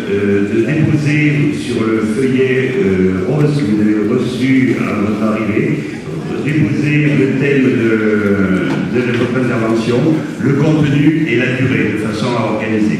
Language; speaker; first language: French; native; French